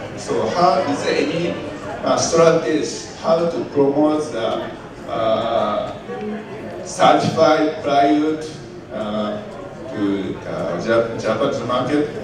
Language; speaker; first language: English; non-native, learner; Japanese